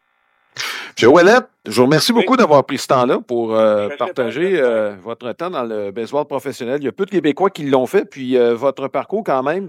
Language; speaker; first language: French; native; French